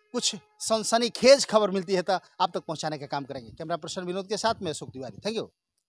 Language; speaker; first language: Hindi; native; Hindi